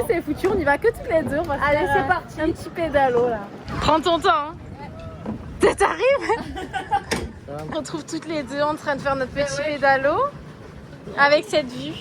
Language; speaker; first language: French; native; French